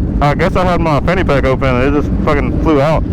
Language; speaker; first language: English; native; English